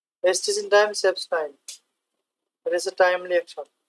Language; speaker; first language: English; non-native, local second language; Bangla